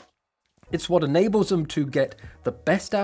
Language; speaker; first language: English; native; English